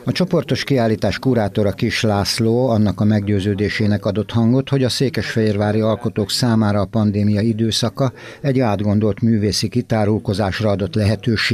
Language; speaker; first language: Hungarian; native; Hungarian